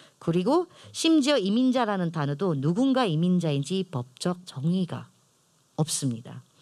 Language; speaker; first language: Korean; non-native, fluent; Filipino